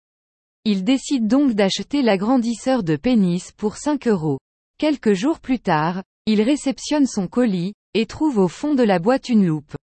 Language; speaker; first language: French; native; French